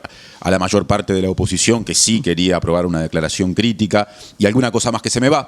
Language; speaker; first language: Spanish; native; Spanish